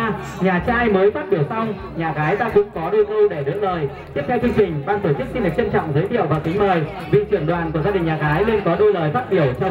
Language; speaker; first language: Vietnamese; native; Vietnamese